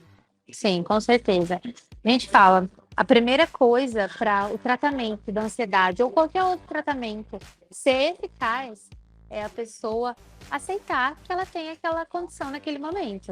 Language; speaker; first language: Portuguese; native; Portuguese